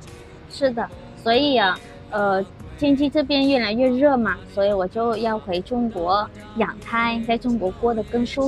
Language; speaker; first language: Chinese; non-native, fluent; Vietnamese